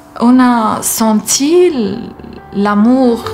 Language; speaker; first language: French; non-native, learner; Arabic